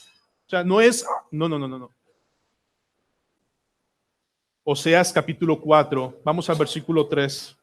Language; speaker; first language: Spanish; native; Spanish